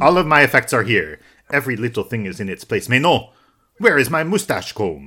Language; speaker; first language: English; native; English